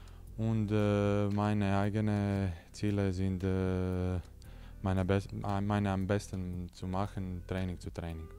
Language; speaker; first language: German; non-native, learner; Croatian